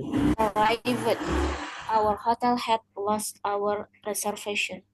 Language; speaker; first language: English; non-native, learner; Indonesian